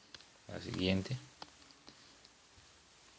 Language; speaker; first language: Spanish; native; Spanish